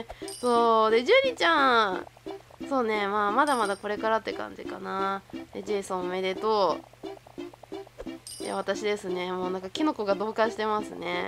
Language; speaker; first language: Japanese; native; Japanese